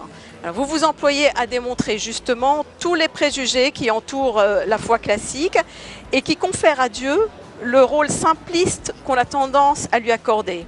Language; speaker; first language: French; non-native, local second language; Arabic